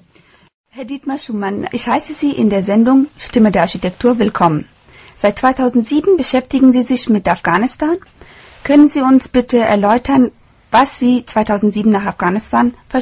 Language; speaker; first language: German; native; German